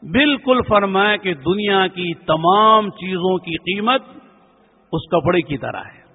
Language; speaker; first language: Urdu; native; Urdu